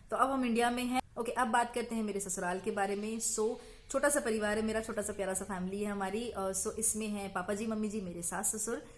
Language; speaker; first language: Hindi; native; Hindi